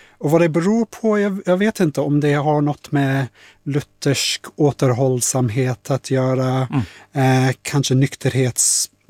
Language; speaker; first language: Swedish; non-native, fluent; English